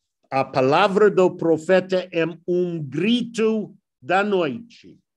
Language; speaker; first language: Portuguese; non-native, learner; English